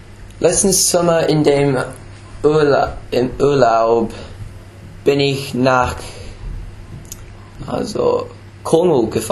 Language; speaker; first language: German; non-native, learner; English